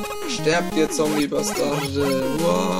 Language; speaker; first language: German; native; German